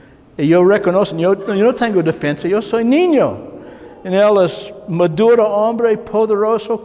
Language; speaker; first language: Spanish; non-native, learner; English